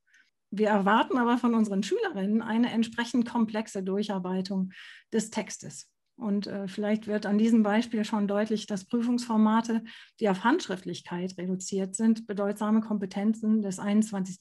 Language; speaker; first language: German; native; German